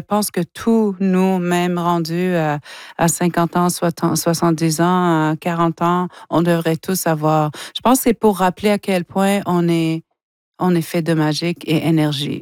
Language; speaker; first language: French; non-native, local second language; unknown